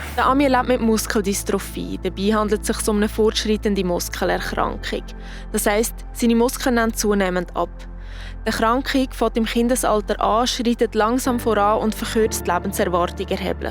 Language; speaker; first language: German; native; German